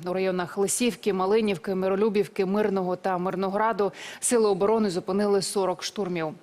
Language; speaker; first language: Ukrainian; native; Ukrainian